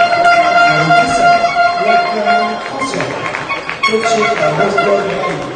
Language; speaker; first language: French; native; French